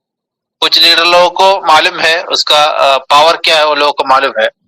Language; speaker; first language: Hindi; non-native, local second language; Malayalam